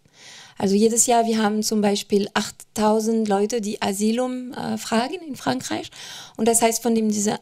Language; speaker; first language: German; non-native, fluent; French